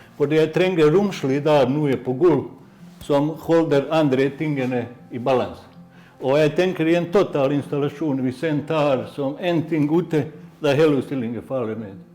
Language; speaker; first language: Norwegian; non-native, fluent; Bosnian